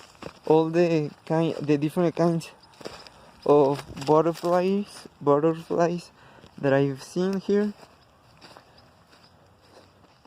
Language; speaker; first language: English; non-native, learner; Spanish